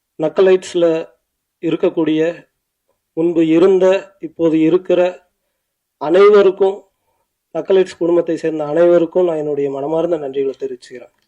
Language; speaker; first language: Tamil; native; Tamil